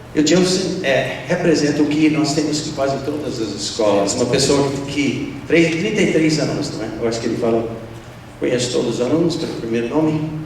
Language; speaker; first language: Portuguese; non-native, fluent; English